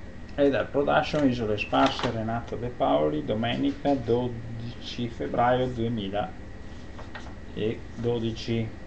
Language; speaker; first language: Italian; native; Italian